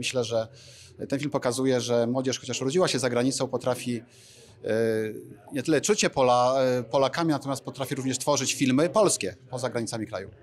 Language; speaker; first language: Polish; native; Polish